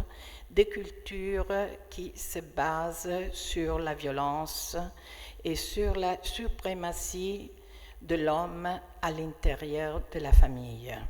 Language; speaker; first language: French; non-native, fluent; Italian